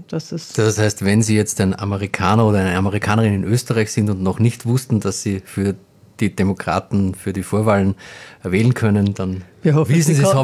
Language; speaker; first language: German; native; German